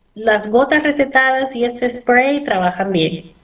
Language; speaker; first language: Spanish; early bilingual, heritage; Spanish